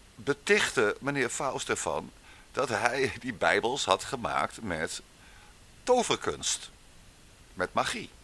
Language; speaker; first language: Dutch; native; Dutch